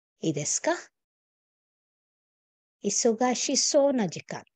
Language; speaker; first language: Japanese; non-native, fluent; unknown